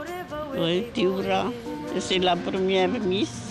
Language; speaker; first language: French; non-native, local second language; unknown